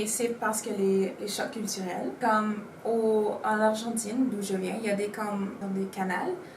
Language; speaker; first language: French; non-native, local second language; Spanish